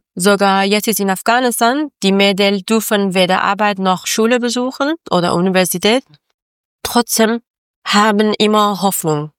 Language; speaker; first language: German; non-native, learner; Persian